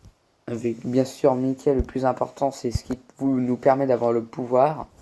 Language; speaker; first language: French; native; French